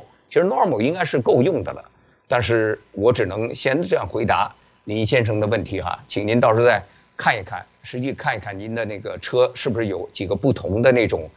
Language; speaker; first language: Chinese; native; Chinese